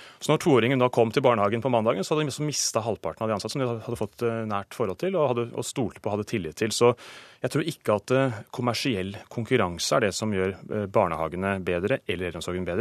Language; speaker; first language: Norwegian; native; Norwegian